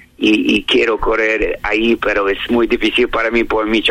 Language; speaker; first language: Spanish; non-native, learner; English